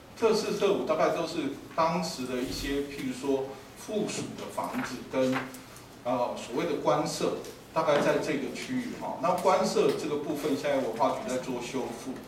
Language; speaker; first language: Chinese; native; Chinese